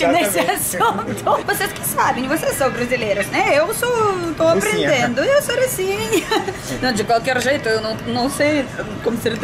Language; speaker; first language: Portuguese; non-native, learner; Russian